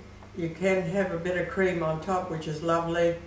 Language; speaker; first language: English; native; English